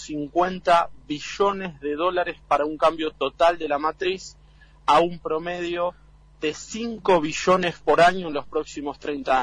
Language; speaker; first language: Spanish; native; Spanish